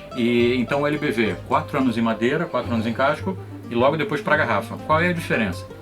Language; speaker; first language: Portuguese; native; Portuguese